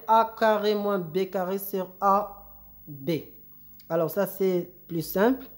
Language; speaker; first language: French; non-native, local second language; Arabic